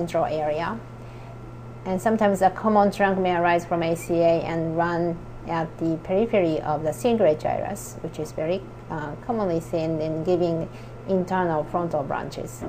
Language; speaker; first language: English; non-native, fluent; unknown